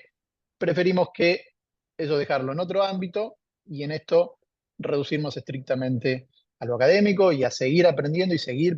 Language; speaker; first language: Spanish; native; Spanish